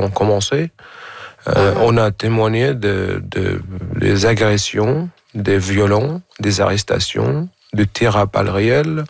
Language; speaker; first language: French; non-native, fluent; Arabic